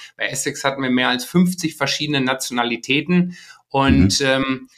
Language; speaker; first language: German; native; German